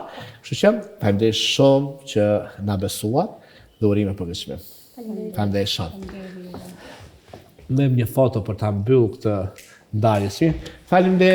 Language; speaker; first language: Albanian; native; Albanian